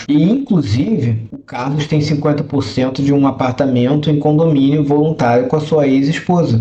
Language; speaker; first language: Portuguese; native; Portuguese